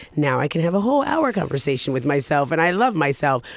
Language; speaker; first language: English; early bilingual, other home language; Japanese